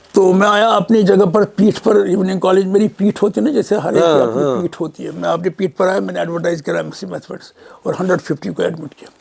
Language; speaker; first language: Urdu; non-native, local second language; Kashmiri